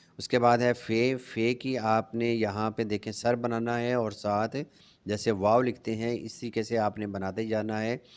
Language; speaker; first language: Urdu; non-native, local second language; Punjabi